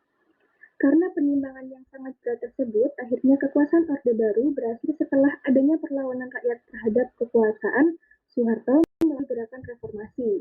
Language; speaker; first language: Indonesian; native; Indonesian